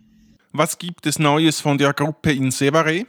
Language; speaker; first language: German; native; German